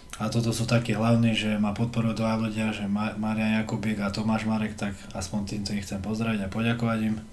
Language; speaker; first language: Slovak; early bilingual, heritage; Slovak